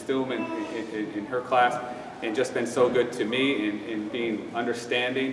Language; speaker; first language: English; native; English